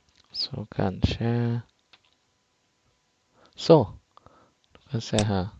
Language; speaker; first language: Norwegian; non-native, fluent; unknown